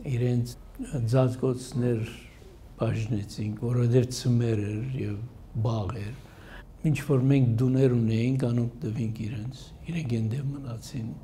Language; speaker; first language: Armenian; early bilingual, heritage; Armenian